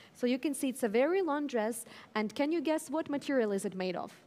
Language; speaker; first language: English; early bilingual, other home language; Russian